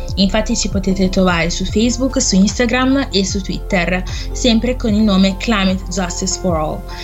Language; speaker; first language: Italian; early bilingual, other home language; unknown